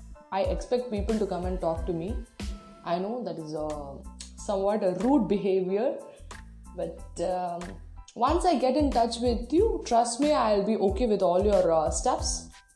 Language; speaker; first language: English; non-native, local second language; Tamil